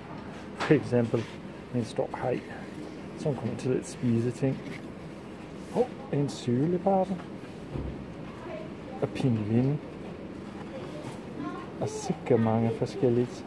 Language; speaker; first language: Danish; non-native, fluent; English